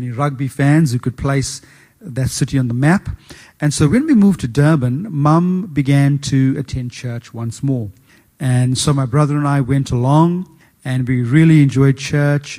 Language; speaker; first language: English; native; English